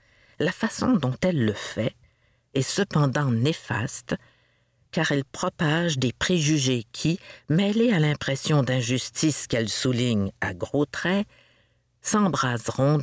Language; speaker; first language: French; native; French